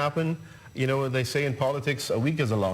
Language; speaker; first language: English; native; English